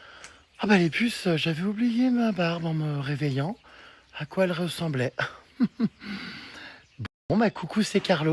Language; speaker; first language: French; native; French